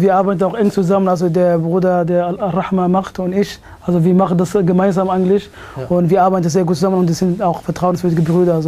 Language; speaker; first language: German; early bilingual, other home language; Somali